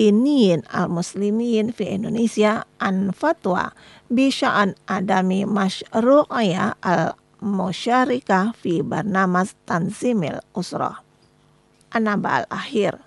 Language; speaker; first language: Arabic; non-native, fluent; Indonesian